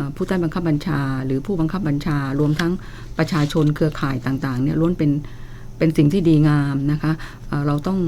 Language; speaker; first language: Thai; native; Thai